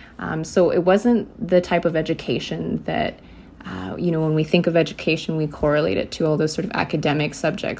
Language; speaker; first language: English; native; English